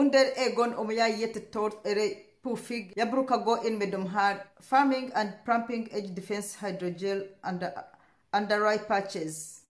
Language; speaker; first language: Swedish; non-native, learner; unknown